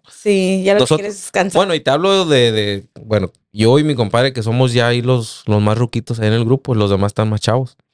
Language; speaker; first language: Spanish; native; Spanish